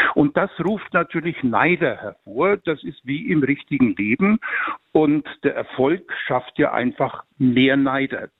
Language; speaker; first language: German; native; German